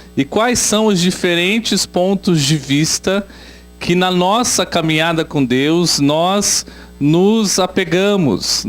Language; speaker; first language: Portuguese; native; Portuguese